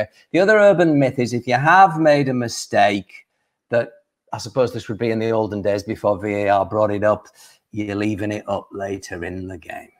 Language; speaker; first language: English; native; English